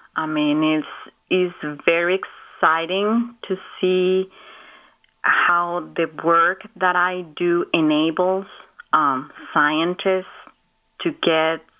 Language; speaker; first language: English; non-native, fluent; Spanish